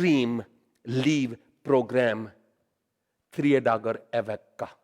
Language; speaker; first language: Swedish; non-native, learner; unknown